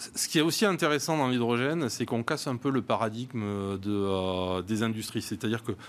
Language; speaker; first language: French; native; French